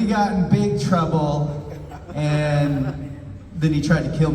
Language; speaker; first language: English; native; English